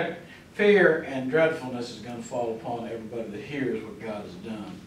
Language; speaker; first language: English; native; English